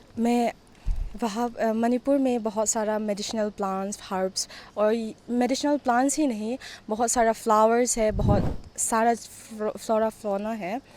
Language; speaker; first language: Hindi; non-native, local second language; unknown